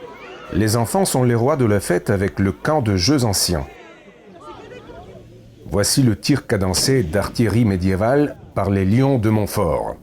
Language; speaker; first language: French; native; French